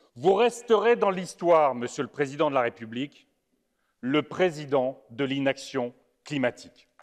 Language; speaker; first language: French; native; French